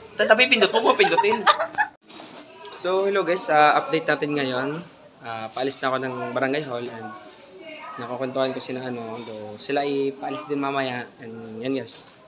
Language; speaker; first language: Filipino; native; Filipino